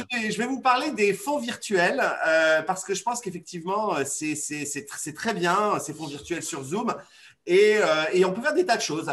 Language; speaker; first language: French; native; French